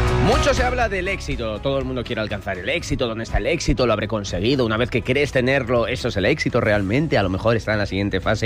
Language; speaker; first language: Spanish; native; Spanish